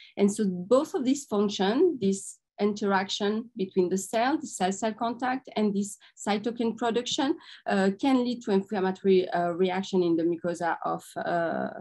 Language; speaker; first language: English; non-native, fluent; French